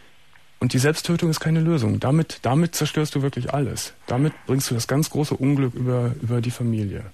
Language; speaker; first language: German; native; German